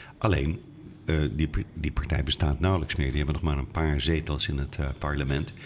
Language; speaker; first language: Dutch; native; Dutch